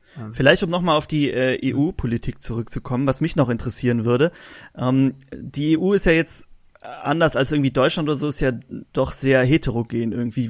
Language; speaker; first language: German; native; German